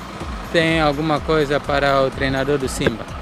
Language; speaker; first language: Portuguese; non-native, fluent; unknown